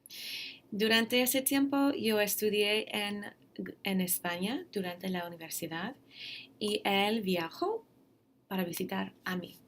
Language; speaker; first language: Spanish; non-native, fluent; English